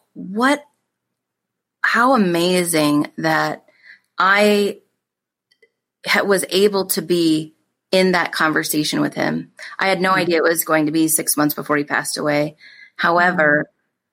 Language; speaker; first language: English; native; English